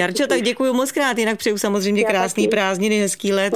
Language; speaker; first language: Czech; native; Czech